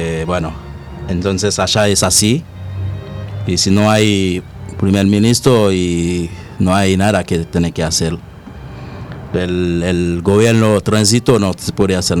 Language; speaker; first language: Spanish; non-native, learner; Haitian Creole